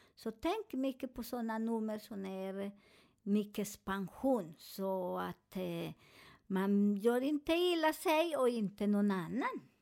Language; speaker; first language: Swedish; non-native, learner; Spanish